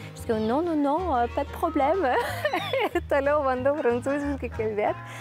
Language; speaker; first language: Lithuanian; native; Lithuanian